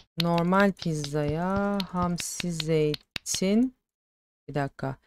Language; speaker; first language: Turkish; native; Turkish